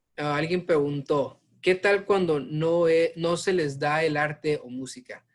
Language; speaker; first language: Spanish; early bilingual, heritage; Spanish